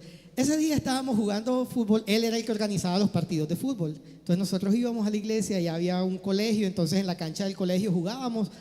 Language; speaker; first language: Spanish; native; Spanish